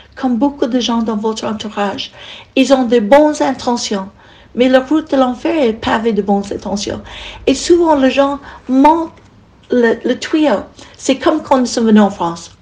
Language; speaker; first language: French; non-native, fluent; English